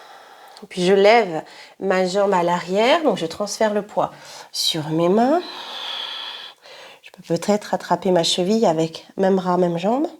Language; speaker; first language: French; native; French